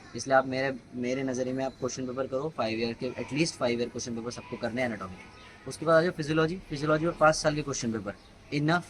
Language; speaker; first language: Hindi; native; Hindi